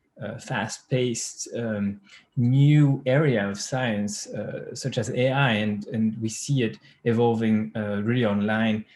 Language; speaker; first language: English; non-native, fluent; French